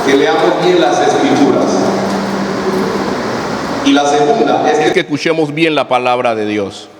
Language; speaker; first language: Spanish; native; Spanish